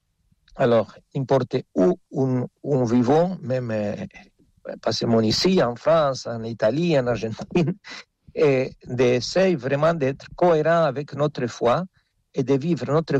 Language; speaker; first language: French; non-native, fluent; Spanish